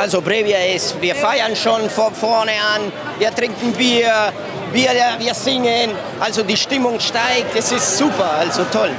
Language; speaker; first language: German; non-native, fluent; Spanish